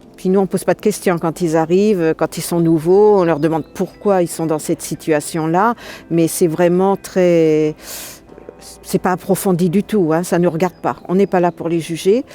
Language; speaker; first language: French; native; French